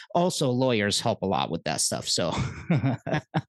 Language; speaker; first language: English; early bilingual, other home language; Arabic